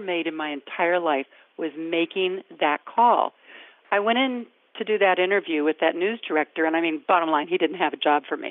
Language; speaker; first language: English; native; English